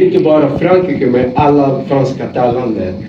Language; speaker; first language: Swedish; non-native, fluent; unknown